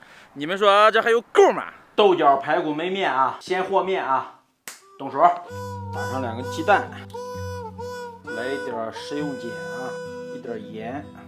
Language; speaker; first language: Chinese; native; Chinese